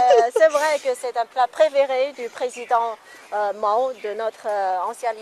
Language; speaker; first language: French; non-native, fluent; Chinese